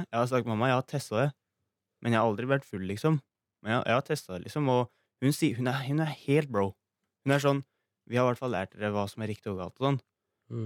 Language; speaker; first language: Norwegian; early bilingual, other home language; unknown